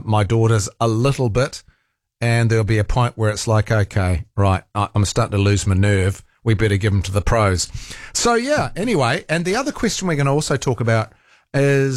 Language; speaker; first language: English; native; English